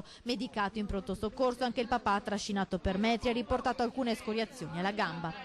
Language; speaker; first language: Italian; native; Italian